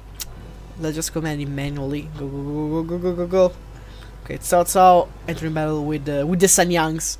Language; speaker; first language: English; non-native, fluent; Italian